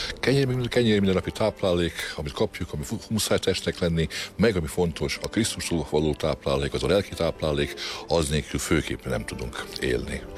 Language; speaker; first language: Hungarian; non-native, local second language; Croatian